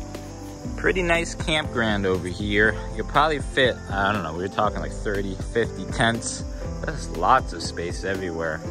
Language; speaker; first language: English; native; English